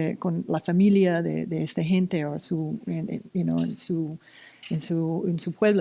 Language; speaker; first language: Spanish; non-native, fluent; English